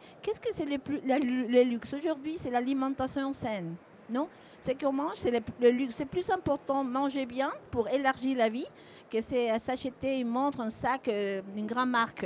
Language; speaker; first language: French; non-native, fluent; Spanish